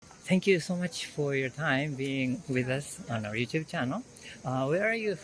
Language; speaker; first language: English; non-native, fluent; Japanese